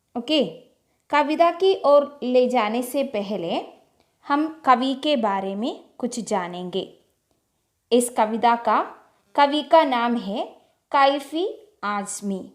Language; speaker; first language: Hindi; non-native, local second language; Malayalam